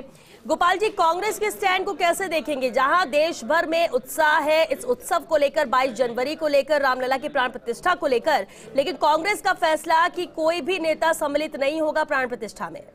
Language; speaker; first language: Hindi; native; Hindi